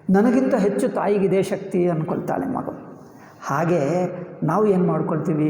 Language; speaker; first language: Kannada; native; Kannada